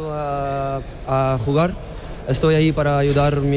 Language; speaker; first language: Spanish; non-native, learner; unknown